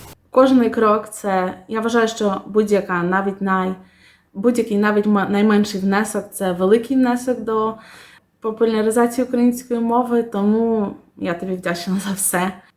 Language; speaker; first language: Ukrainian; native; Ukrainian